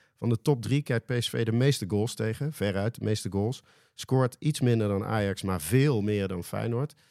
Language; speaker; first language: Dutch; native; Dutch